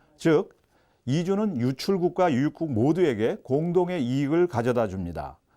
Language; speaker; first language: Korean; native; Korean